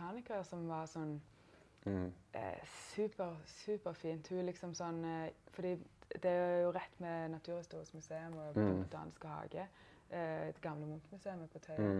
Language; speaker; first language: Norwegian; native; Norwegian